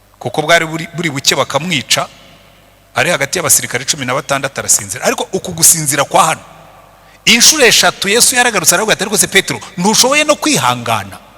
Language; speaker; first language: Kinyarwanda; native; Kinyarwanda